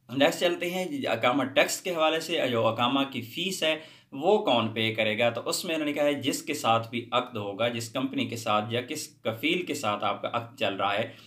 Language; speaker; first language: Hindi; native; Hindi